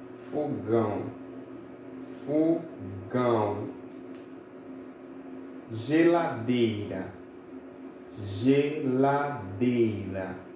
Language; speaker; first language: Portuguese; non-native, fluent; Haitian Creole